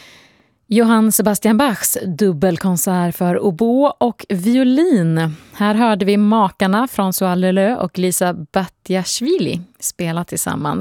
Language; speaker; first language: Swedish; native; Swedish